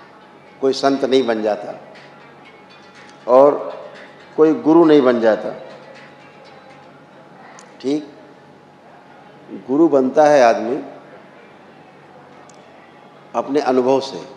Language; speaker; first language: Hindi; native; Hindi